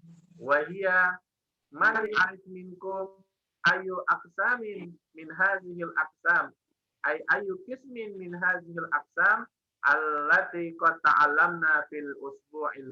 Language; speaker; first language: Arabic; non-native, fluent; Indonesian